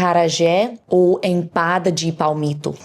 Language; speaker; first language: Portuguese; non-native, learner; English